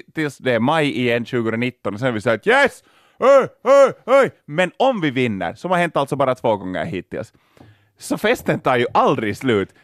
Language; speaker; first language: Swedish; native; Swedish